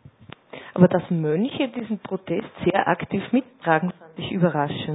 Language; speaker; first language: German; native; German